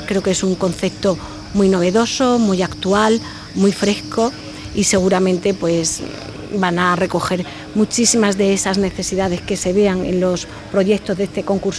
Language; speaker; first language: Spanish; native; Spanish